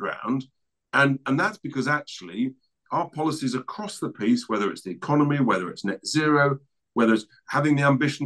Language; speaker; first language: English; native; English